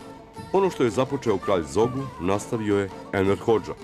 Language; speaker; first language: Bosnian; native; Bosnian